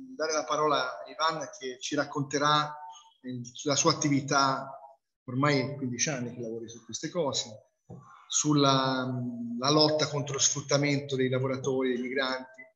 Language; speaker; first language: Italian; native; Italian